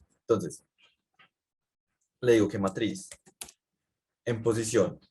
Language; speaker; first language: Spanish; native; Spanish